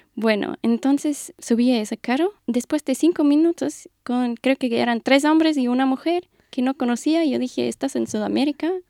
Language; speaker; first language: Spanish; non-native, fluent; German